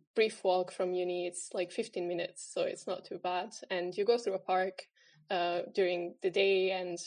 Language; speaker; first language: English; non-native, fluent; Italian